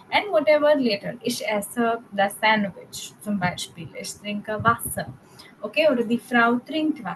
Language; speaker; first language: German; non-native, fluent; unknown